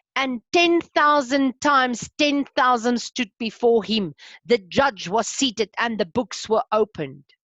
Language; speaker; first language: English; non-native, local second language; Afrikaans